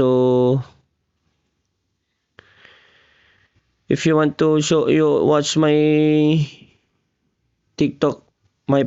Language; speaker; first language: English; non-native, local second language; Filipino